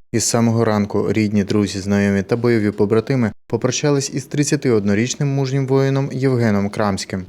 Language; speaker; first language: Ukrainian; native; Ukrainian